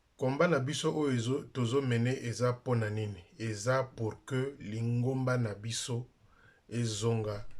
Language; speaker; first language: Lingala; non-native, local second language; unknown